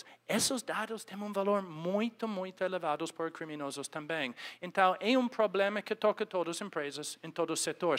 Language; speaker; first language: Portuguese; non-native, fluent; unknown